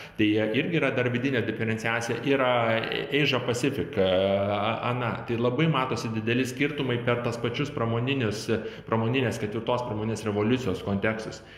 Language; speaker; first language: Lithuanian; native; Lithuanian